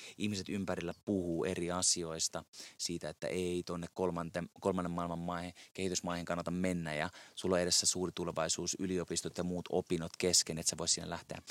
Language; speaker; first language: Finnish; native; Finnish